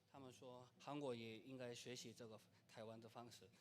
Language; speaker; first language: Chinese; non-native, learner; Korean